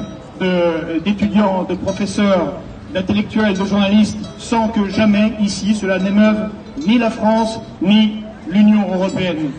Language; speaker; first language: French; native; French